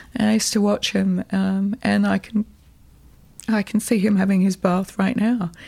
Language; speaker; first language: English; native; English